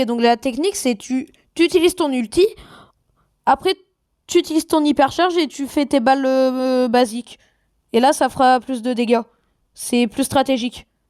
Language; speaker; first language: French; native; French